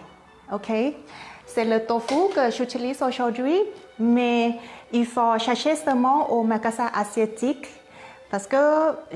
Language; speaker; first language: French; non-native, learner; Thai